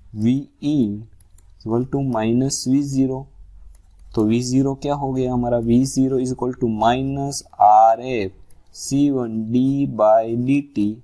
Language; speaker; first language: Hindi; non-native, local second language; Gujarati